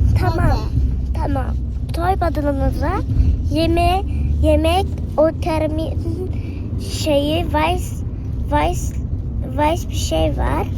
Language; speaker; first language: Turkish; early bilingual, heritage; Turkish